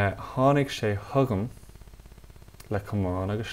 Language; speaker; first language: Irish; non-native, local second language; English